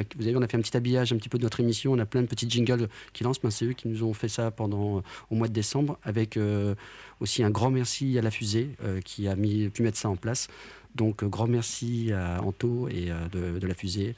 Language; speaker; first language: French; native; French